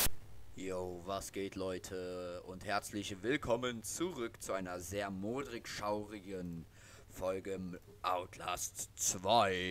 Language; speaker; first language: German; native; German